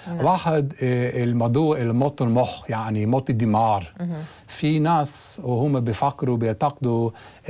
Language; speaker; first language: Arabic; non-native, learner; English